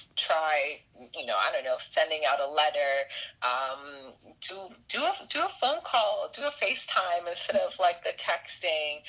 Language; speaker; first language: English; native; English